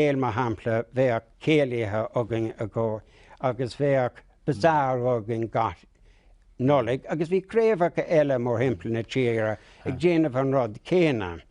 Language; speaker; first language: Irish; non-native, local second language; English